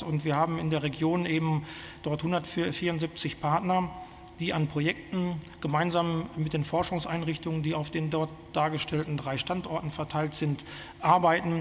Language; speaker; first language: German; native; German